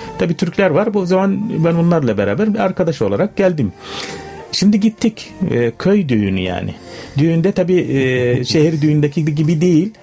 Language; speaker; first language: Turkish; non-native, fluent; Arabic